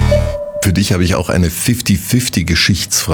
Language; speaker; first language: German; native; German